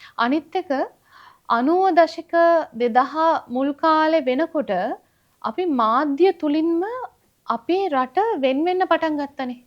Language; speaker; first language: Sinhala; non-native, local second language; Tamil